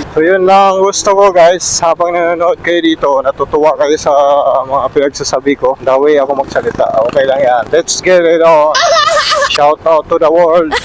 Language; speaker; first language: Filipino; non-native, local second language; Cebuano